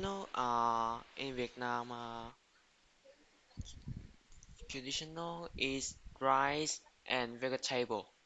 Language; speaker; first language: English; non-native, learner; Vietnamese